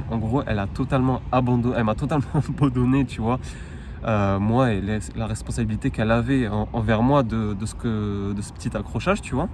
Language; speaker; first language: French; native; French